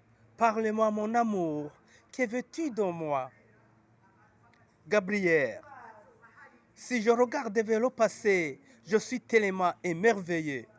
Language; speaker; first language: French; non-native, local second language; Rundi